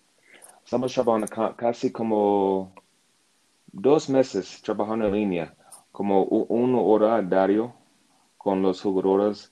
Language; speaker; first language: Spanish; non-native, learner; English